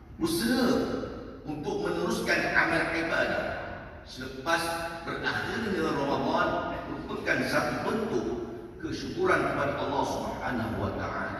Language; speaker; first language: Malay; native; Malay